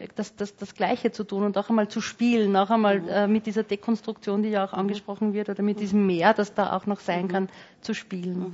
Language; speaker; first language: German; native; German